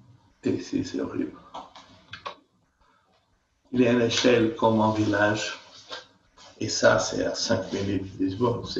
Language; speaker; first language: French; non-native, fluent; Portuguese